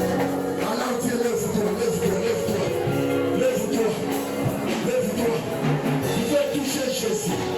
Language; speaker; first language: French; non-native, local second language; Lingala